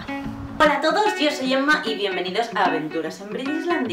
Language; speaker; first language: Spanish; native; Spanish